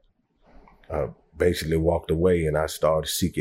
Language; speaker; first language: English; native; English